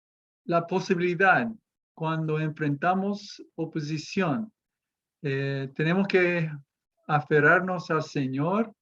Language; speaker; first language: Spanish; non-native, fluent; English